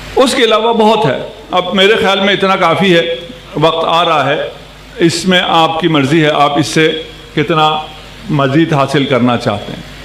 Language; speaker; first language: Urdu; non-native, local second language; Punjabi